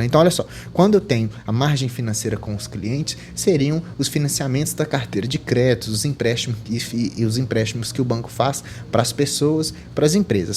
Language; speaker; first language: Portuguese; native; Portuguese